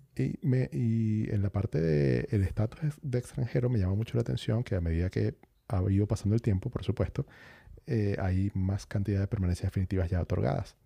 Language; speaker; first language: Spanish; native; Spanish